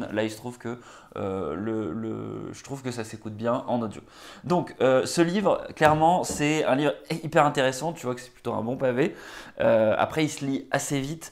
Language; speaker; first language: French; native; French